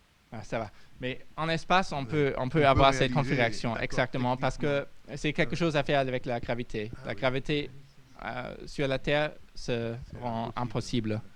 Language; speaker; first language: French; non-native, fluent; German